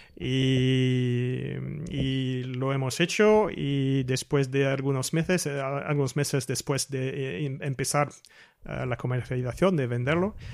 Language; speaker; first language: Spanish; non-native, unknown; French